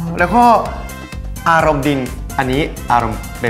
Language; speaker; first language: Thai; non-native, fluent; Japanese